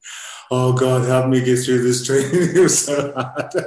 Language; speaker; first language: English; native; English